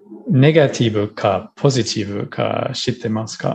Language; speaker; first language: Japanese; non-native, learner; English